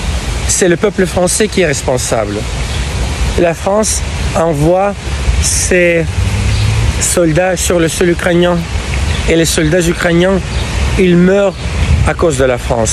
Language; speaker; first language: French; non-native, fluent; Russian